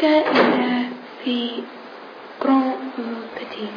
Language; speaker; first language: French; non-native, learner; English